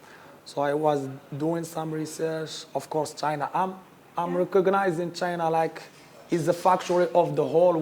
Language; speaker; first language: English; non-native, learner; Arabic